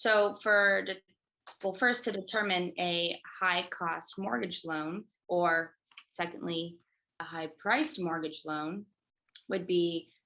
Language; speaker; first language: English; native; English